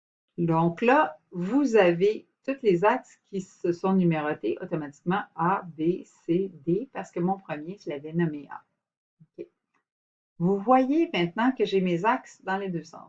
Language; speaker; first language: French; native; French